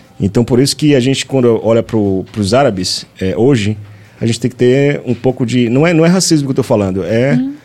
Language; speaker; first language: Portuguese; native; Portuguese